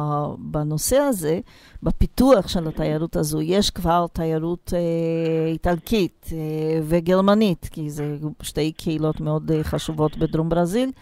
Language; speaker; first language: Hebrew; non-native, fluent; Portuguese